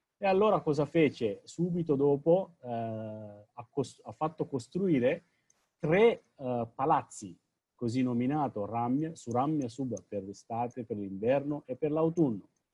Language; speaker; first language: Italian; non-native, fluent; Sinhala